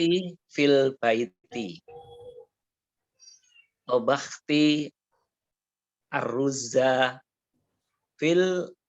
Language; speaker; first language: Arabic; non-native, learner; Indonesian